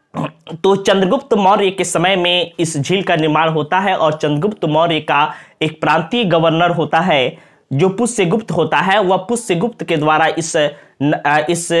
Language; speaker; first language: Hindi; native; Hindi